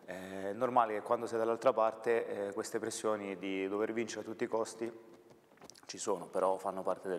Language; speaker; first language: Italian; native; Italian